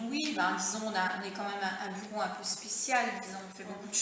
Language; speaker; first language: French; early bilingual, other home language; Italian